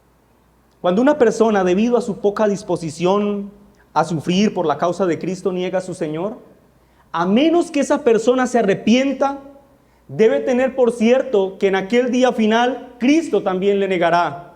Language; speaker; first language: Spanish; native; Spanish